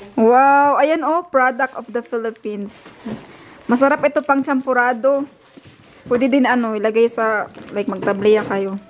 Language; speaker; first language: Filipino; non-native, local second language; Cebuano